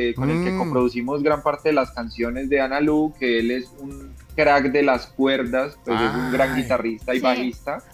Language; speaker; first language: Spanish; native; Spanish